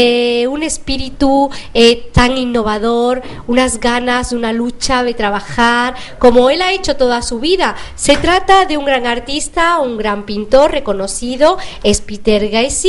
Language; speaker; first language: Spanish; native; Spanish